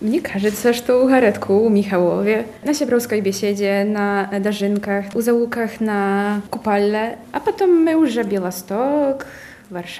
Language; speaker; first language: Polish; non-native, local second language; Belarusian